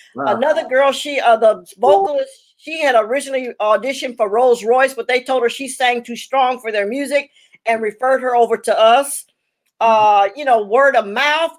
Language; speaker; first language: English; native; English